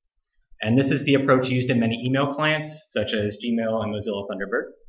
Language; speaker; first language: English; native; English